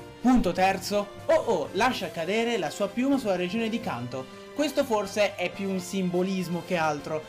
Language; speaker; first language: Italian; native; Italian